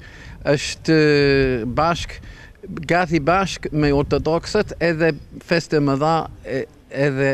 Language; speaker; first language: Albanian; non-native, fluent; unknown